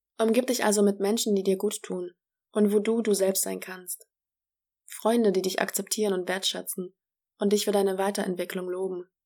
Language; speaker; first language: German; early bilingual, other home language; Polish